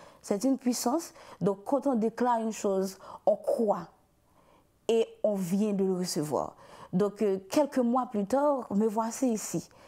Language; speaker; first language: French; non-native, local second language; Haitian Creole